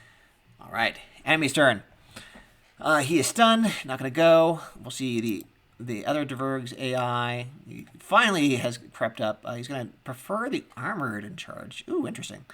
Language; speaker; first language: English; native; English